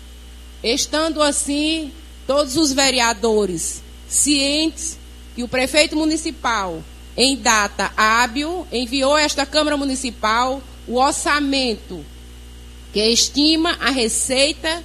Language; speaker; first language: Portuguese; native; Portuguese